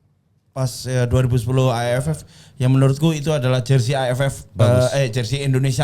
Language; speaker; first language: Indonesian; native; Indonesian